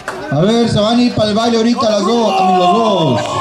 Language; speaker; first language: Spanish; early bilingual, heritage; Spanish